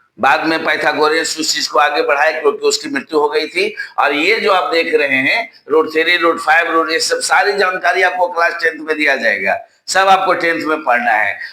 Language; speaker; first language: Hindi; native; Hindi